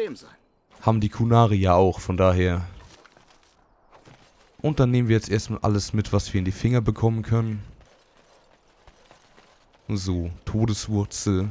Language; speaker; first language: German; native; German